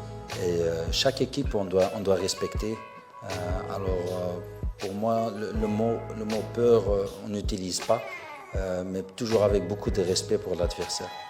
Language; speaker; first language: French; non-native, fluent; Arabic